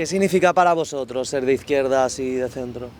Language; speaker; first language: Spanish; native; Spanish